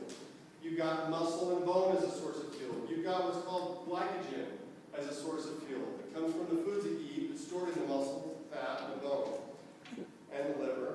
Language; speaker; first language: English; native; English